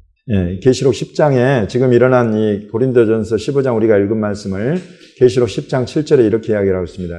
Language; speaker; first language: Korean; native; Korean